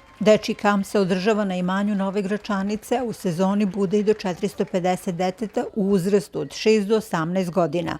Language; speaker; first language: Bosnian; native; Bosnian